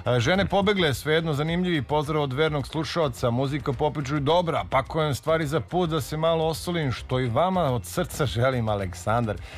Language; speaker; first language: Serbian; native; Serbian